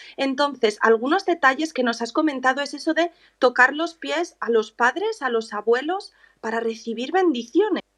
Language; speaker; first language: Spanish; native; Spanish